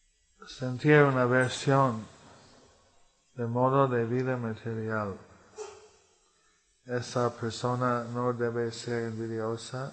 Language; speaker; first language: Spanish; non-native, fluent; English